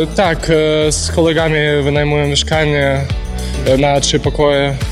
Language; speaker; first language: Polish; non-native, learner; Ukrainian